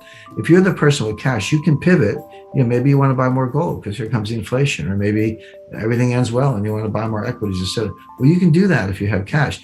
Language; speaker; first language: English; native; English